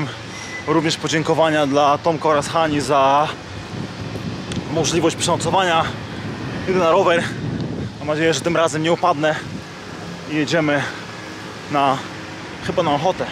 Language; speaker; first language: Polish; native; Polish